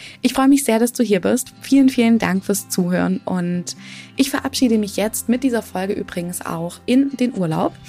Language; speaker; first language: German; native; German